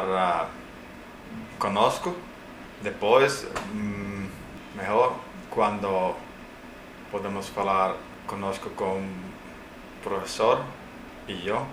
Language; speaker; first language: Spanish; non-native, learner; Portuguese